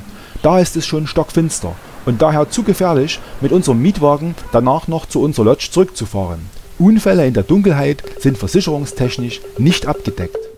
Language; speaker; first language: German; native; German